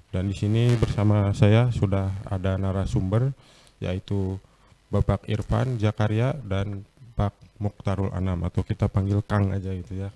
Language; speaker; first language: Indonesian; native; Indonesian